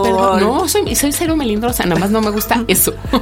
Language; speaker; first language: Spanish; native; Spanish